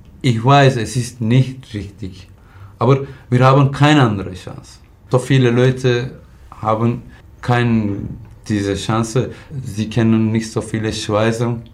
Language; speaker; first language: German; non-native, learner; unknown